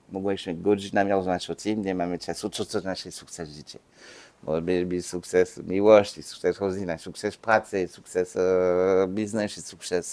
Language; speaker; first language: Polish; non-native, learner; French